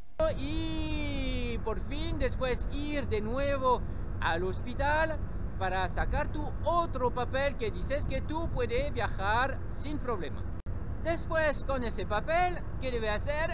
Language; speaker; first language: Spanish; non-native, learner; French